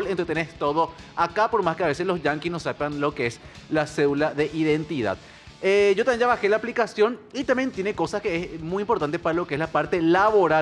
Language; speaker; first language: Spanish; native; Spanish